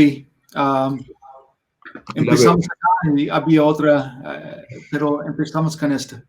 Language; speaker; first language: Spanish; non-native, learner; English